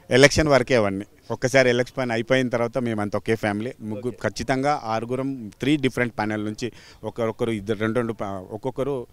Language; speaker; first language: Telugu; native; Telugu